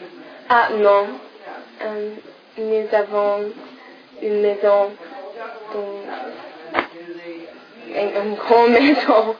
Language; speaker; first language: French; non-native, learner; English